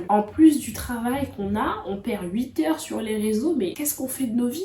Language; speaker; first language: French; native; French